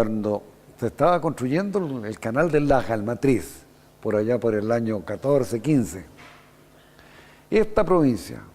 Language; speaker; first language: Spanish; native; Spanish